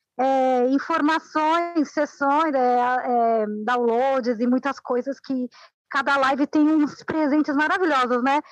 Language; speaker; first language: Portuguese; non-native, fluent; Spanish